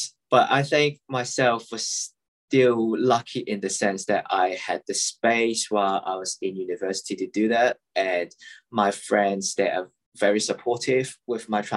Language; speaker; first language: English; non-native, local second language; Cantonese